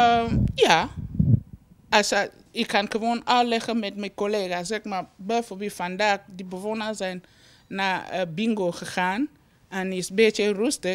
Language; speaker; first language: Dutch; non-native, learner; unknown